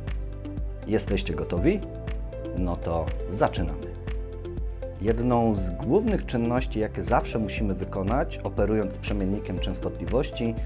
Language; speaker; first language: Polish; native; Polish